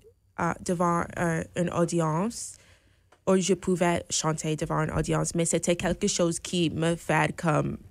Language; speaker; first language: French; non-native, fluent; English